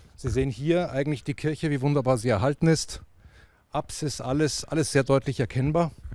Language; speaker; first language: German; native; German